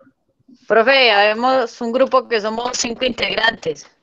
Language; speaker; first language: Spanish; native; Spanish